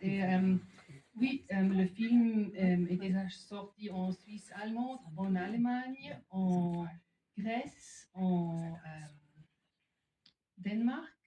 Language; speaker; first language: French; non-native, fluent; German